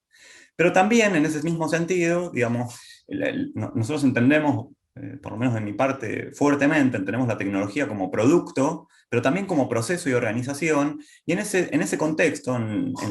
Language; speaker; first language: Spanish; native; Spanish